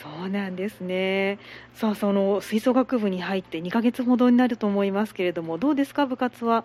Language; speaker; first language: Japanese; native; Japanese